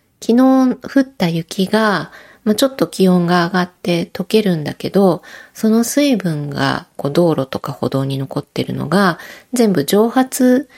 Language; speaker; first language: Japanese; native; Japanese